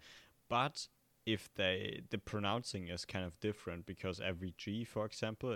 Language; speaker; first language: English; non-native, fluent; German